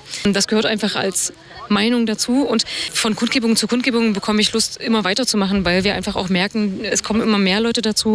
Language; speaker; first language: German; native; German